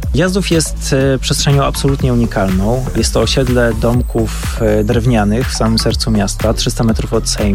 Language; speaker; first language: Polish; native; Polish